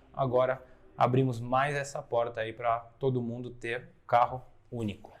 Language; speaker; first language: Portuguese; native; Portuguese